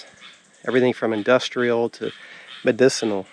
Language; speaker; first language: English; native; English